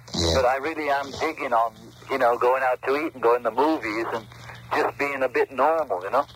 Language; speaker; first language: English; native; English